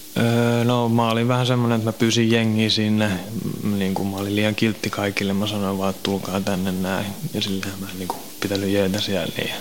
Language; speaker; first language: Finnish; native; Finnish